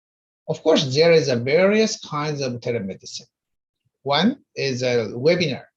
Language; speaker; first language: English; non-native, fluent; Japanese